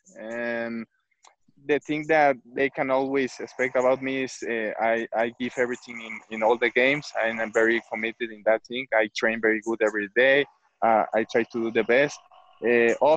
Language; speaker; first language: English; non-native, fluent; Spanish